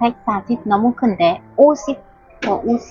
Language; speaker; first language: Korean; non-native, learner; Vietnamese